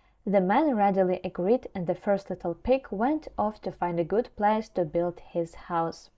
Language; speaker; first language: English; non-native, fluent; Ukrainian